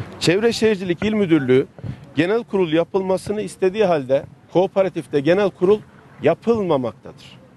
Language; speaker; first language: Turkish; native; Turkish